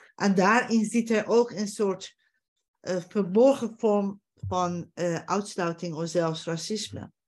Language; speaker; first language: Dutch; non-native, fluent; Persian